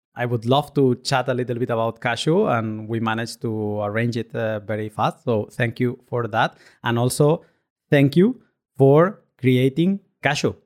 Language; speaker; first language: English; non-native, fluent; Spanish